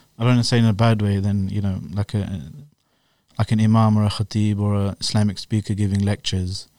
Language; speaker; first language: English; native; English